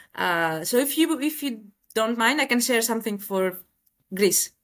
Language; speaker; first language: English; non-native, fluent; Greek